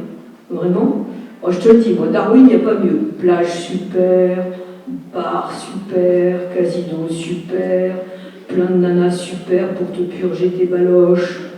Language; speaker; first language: French; native; French